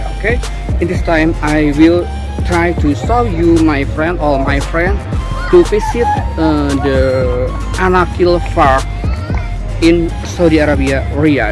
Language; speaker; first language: English; non-native, learner; Indonesian